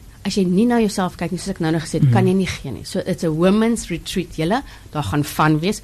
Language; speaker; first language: Afrikaans; native; Afrikaans